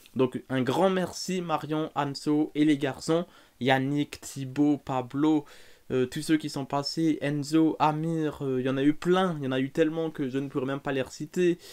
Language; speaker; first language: French; native; French